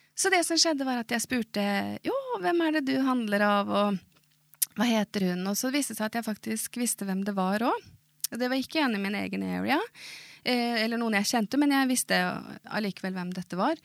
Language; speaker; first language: Swedish; non-native, fluent; Norwegian